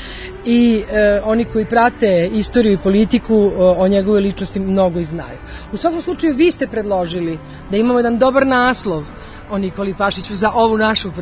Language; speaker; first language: Serbian; native; Serbian